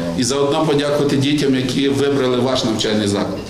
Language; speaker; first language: Ukrainian; native; Ukrainian